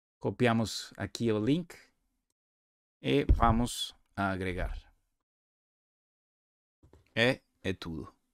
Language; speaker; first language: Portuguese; non-native, learner; Spanish